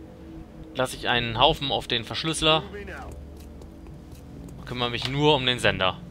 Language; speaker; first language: German; native; German